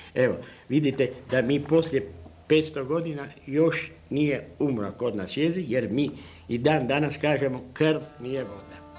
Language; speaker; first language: Bosnian; early bilingual, heritage; Bosnian